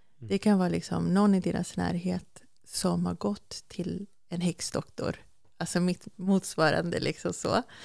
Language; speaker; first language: Swedish; early bilingual, other home language; Spanish